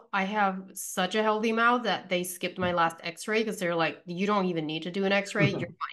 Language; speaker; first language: English; early bilingual, other home language; Pennsylvania German